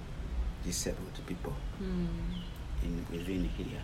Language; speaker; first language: English; non-native, local second language; Ganda